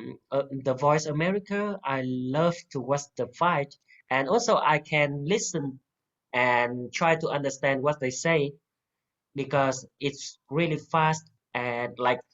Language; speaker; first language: English; non-native, fluent; Vietnamese